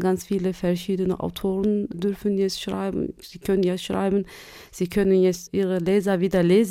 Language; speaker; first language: German; non-native, fluent; Turkish